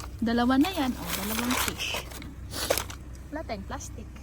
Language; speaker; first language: Filipino; native; Filipino